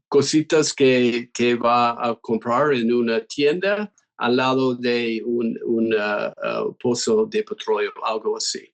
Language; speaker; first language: Spanish; non-native, fluent; English